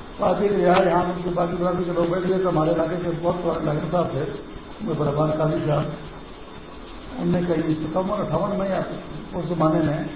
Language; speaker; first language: Urdu; non-native, local second language; Pashto